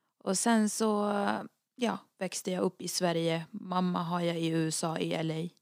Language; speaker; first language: Swedish; early bilingual, other home language; Arabic